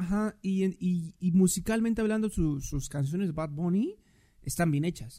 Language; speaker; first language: Spanish; native; Spanish